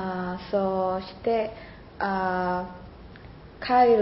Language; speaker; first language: Japanese; non-native, learner; Indonesian